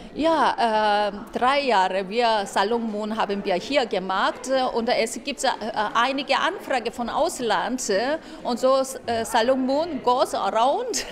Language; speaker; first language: German; non-native, fluent; Korean